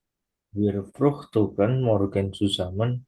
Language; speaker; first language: German; non-native, learner; Indonesian